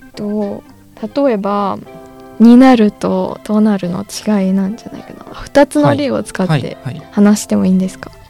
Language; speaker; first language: Japanese; non-native, fluent; Chinese